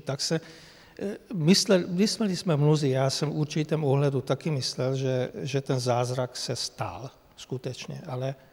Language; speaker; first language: Czech; non-native, fluent; Hungarian